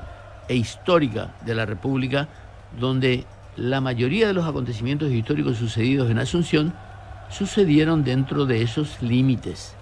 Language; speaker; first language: Spanish; native; Spanish